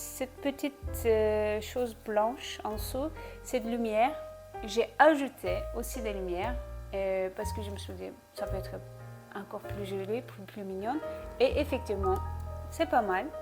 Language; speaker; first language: French; non-native, fluent; Turkish